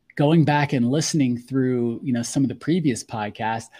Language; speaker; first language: English; native; English